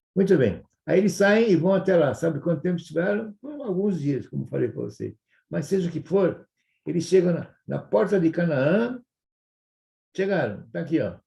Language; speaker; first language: Portuguese; non-native, fluent; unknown